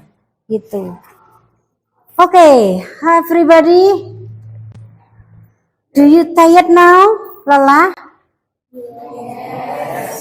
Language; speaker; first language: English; non-native, local second language; Indonesian